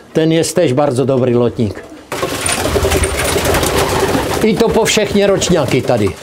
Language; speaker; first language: Polish; non-native, learner; Czech